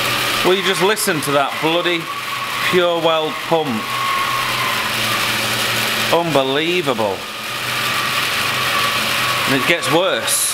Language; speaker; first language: English; native; English